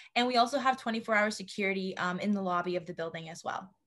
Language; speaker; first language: English; native; English